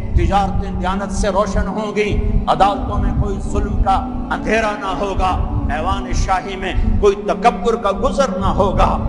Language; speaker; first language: Urdu; non-native, local second language; Punjabi